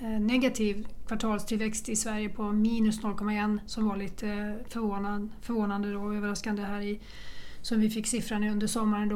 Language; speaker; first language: Swedish; native; Swedish